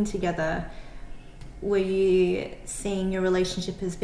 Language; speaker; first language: English; non-native, local second language; Cantonese